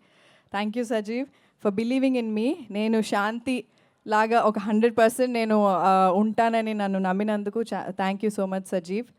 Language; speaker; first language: Telugu; native; Telugu